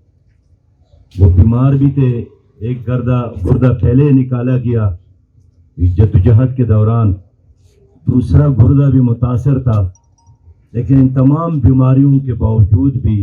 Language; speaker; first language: Urdu; non-native, local second language; Pashto